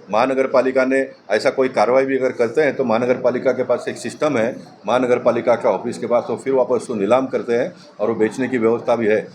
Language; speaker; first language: Hindi; non-native, local second language; Tulu